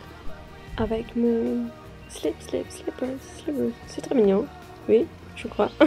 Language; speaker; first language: French; non-native, learner; Norwegian